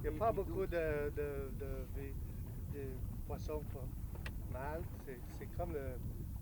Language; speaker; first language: French; non-native, learner; English